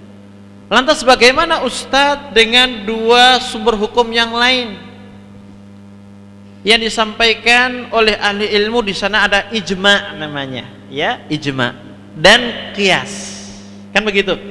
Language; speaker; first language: Indonesian; native; Indonesian